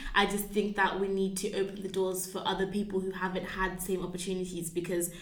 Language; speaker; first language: English; native; English